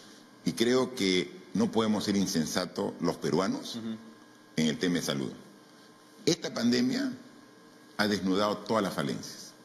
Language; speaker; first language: Spanish; native; Spanish